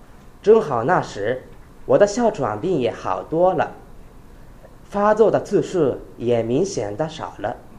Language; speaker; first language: Chinese; non-native, fluent; Japanese